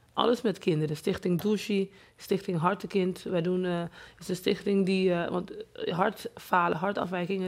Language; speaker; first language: Dutch; non-native, fluent; English